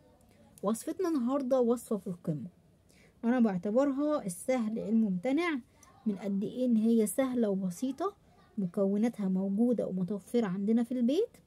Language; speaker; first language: Arabic; native; Arabic